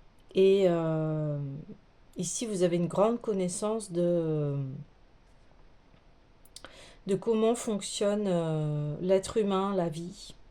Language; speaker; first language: French; native; French